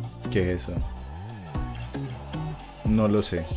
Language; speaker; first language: Spanish; native; Spanish